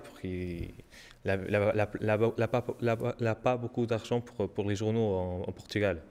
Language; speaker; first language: French; non-native, learner; Portuguese